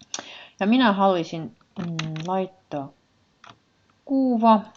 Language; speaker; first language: Finnish; non-native, learner; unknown